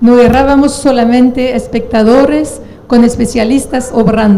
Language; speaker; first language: Spanish; non-native, fluent; French